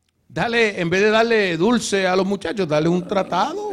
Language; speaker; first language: Spanish; native; Spanish